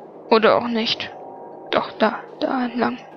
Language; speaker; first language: German; native; German